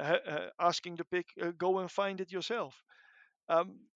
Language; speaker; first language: English; non-native, fluent; Dutch